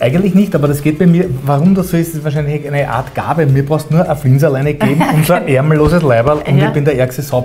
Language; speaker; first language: German; native; German